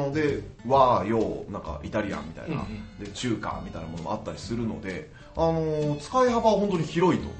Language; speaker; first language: Japanese; native; Japanese